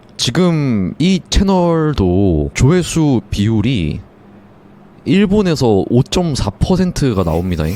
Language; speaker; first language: Korean; native; Korean